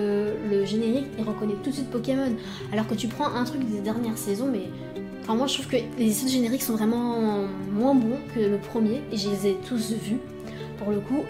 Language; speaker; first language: French; native; French